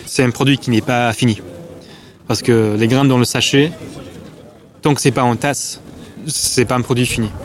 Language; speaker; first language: French; non-native, fluent; English